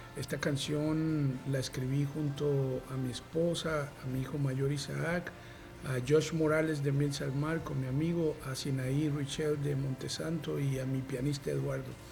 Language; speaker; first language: Spanish; native; Spanish